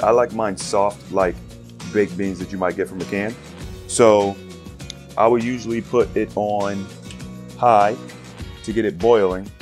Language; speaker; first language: English; native; English